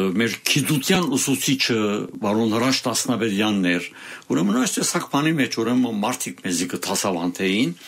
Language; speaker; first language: Armenian; native; Armenian